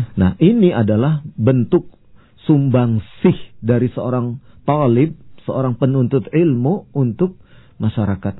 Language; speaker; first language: Indonesian; native; Indonesian